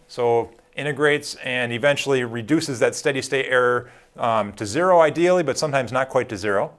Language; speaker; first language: English; native; English